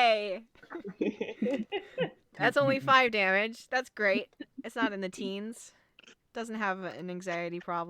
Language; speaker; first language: English; native; English